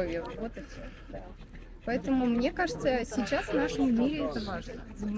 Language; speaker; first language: Russian; native; Russian